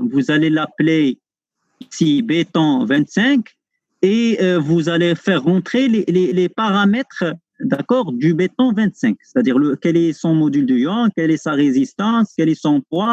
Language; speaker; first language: French; non-native, local second language; Arabic